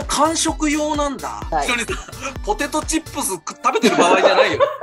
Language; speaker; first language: Japanese; native; Japanese